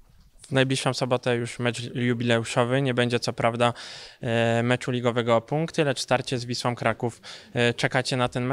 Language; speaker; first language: Polish; native; Polish